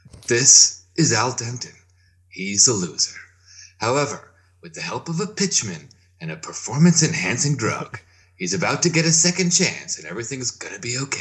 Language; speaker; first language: English; native; English